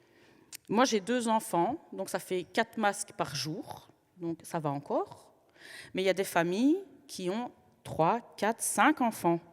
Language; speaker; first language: French; native; French